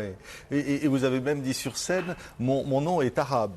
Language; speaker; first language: French; native; French